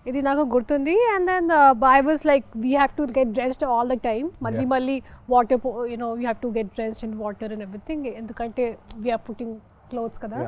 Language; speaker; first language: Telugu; non-native, local second language; Hindi